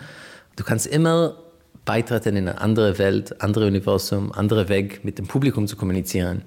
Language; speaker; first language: German; non-native, fluent; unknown